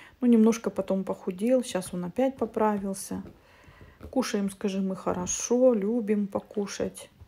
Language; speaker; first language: Russian; native; Russian